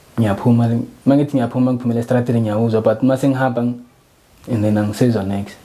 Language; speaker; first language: Zulu; non-native, local second language; Northern Sotho